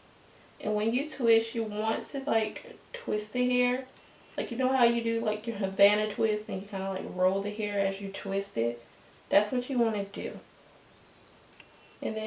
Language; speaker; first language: English; native; English